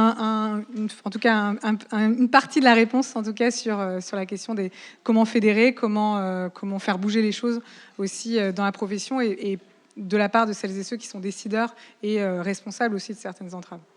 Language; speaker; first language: French; native; French